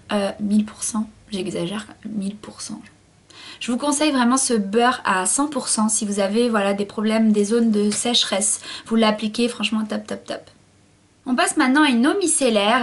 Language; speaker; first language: French; native; French